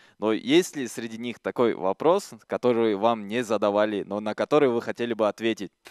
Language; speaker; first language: Russian; non-native, local second language; Kyrgyz